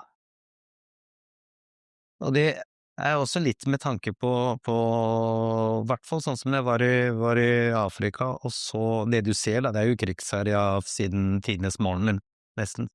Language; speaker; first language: Norwegian; early bilingual, other home language; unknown